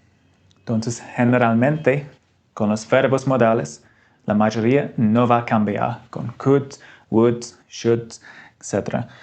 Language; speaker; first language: Spanish; non-native, fluent; English